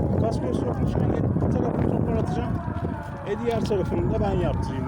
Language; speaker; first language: Turkish; native; Turkish